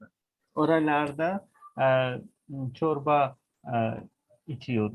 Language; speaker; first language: Turkish; non-native, learner; Urdu